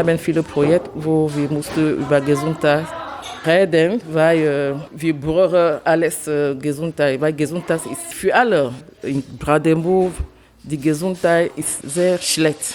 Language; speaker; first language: German; non-native, learner; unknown